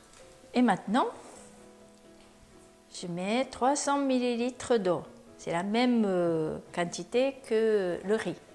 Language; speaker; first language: French; non-native, learner; Japanese